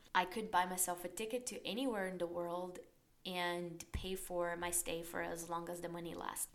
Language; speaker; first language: English; non-native, fluent; Portuguese